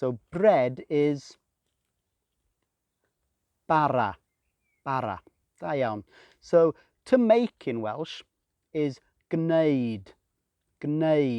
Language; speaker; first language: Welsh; non-native, fluent; English